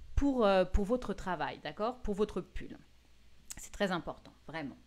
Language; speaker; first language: French; native; French